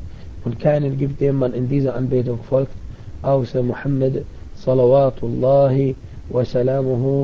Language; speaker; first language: German; non-native, fluent; Arabic